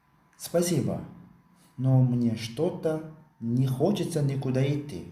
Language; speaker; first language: Russian; non-native, local second language; Tajik